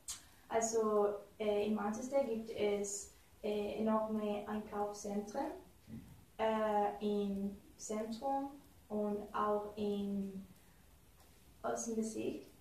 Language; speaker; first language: German; non-native, learner; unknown